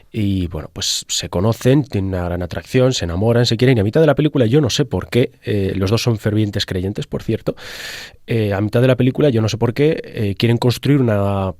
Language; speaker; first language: Spanish; native; Spanish